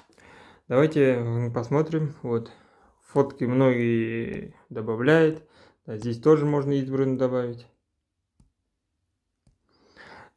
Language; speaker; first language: Russian; non-native, local second language; Kazakh